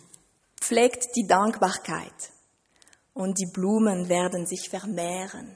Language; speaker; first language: German; non-native, fluent; French